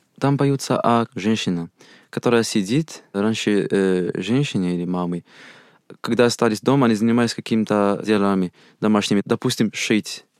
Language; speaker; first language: Russian; non-native, fluent; Arabic